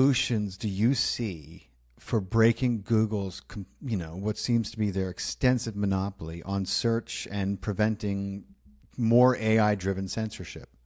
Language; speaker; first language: English; native; English